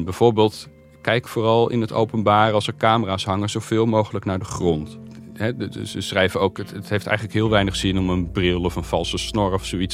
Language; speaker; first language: Dutch; native; Dutch